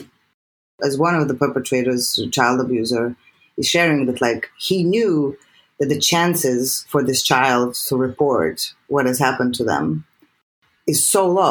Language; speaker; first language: English; non-native, fluent; Serbian